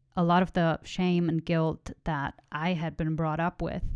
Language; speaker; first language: English; non-native, fluent; German